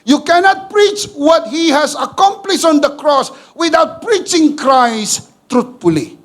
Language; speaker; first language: English; non-native, local second language; Filipino